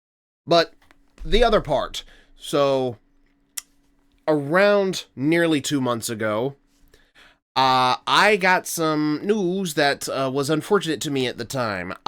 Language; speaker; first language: English; native; English